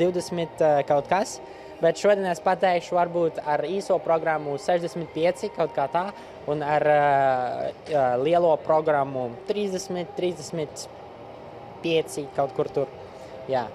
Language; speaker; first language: Latvian; non-native, local second language; Russian